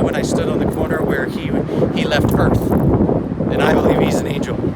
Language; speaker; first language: English; native; English